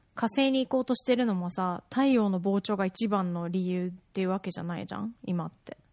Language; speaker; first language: Japanese; native; Japanese